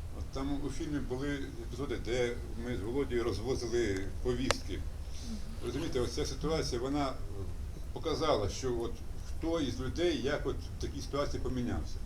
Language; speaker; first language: Ukrainian; native; Ukrainian